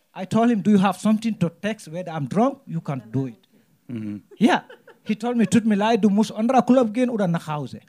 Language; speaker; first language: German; non-native, learner; Wolof